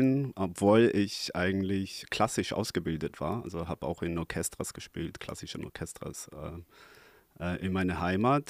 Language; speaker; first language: German; non-native, fluent; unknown